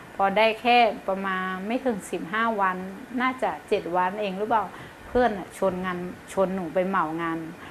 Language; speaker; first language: Thai; non-native, fluent; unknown